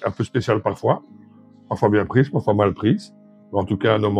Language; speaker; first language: French; native; French